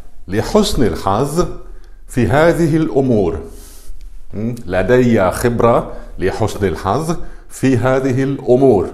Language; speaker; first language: Arabic; non-native, fluent; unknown